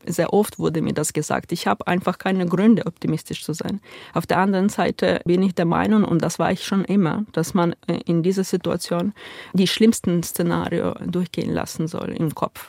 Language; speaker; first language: German; non-native, fluent; Ukrainian